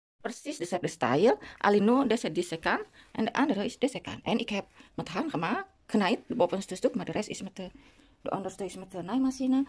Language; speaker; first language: Dutch; non-native, learner; Indonesian